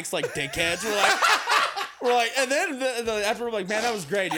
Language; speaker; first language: English; native; English